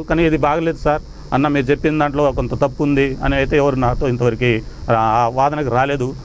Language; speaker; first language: Telugu; non-native, local second language; Lambadi